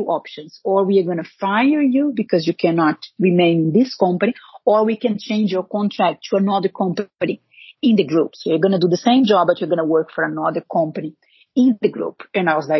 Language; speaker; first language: English; non-native, fluent; Portuguese